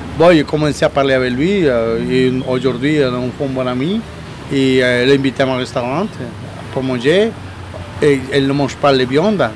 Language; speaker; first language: French; non-native, learner; Spanish